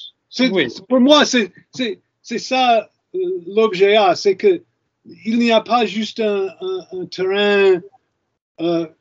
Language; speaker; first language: French; non-native, fluent; English